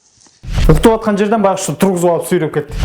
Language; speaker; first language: Kyrgyz; native; Kyrgyz